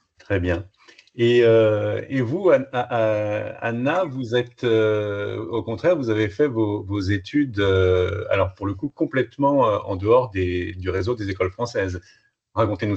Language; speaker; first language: French; native; French